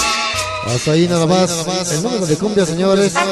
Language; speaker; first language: Spanish; native; Spanish